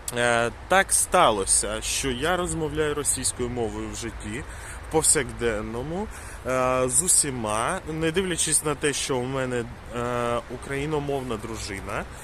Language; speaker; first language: Ukrainian; non-native, local second language; Russian